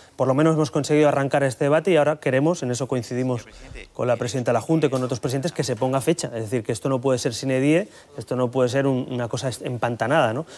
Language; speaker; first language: Spanish; native; Spanish